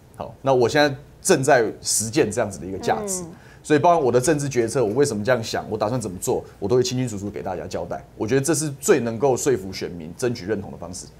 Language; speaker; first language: Chinese; native; Chinese